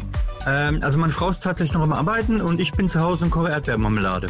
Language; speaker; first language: German; native; German